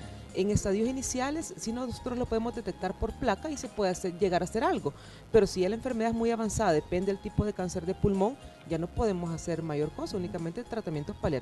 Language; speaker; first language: Spanish; native; Spanish